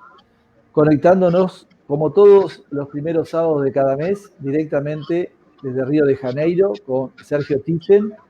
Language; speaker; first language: Spanish; native; Spanish